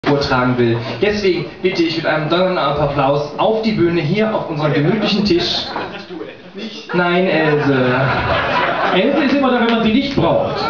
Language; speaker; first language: German; native; German